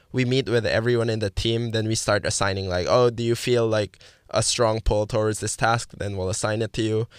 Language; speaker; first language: English; non-native, local second language; Filipino